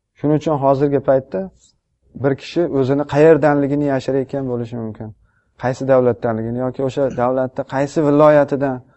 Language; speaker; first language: Uzbek; native; Uzbek